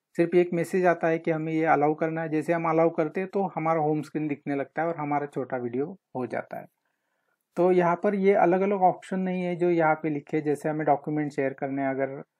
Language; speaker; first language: Hindi; non-native, local second language; Marathi